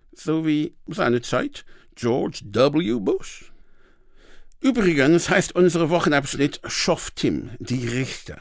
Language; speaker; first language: German; non-native, fluent; English